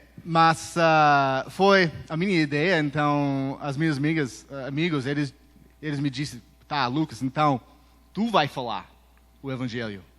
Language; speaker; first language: Portuguese; early bilingual, heritage; Portuguese